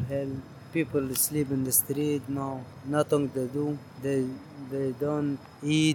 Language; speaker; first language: English; non-native, learner; Arabic